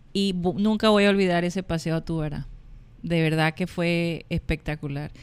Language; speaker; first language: Spanish; native; Spanish